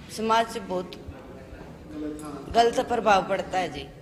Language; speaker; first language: Hindi; non-native, local second language; Punjabi